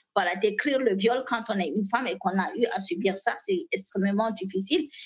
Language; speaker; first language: French; non-native, local second language; Fula